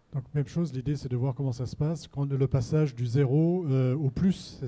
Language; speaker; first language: French; native; French